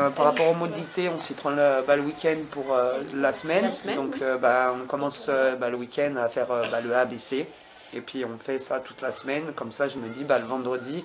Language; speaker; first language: French; native; French